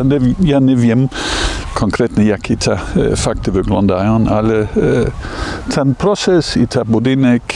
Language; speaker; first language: Polish; non-native, learner; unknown